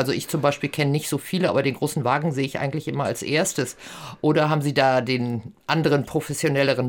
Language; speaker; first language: German; native; German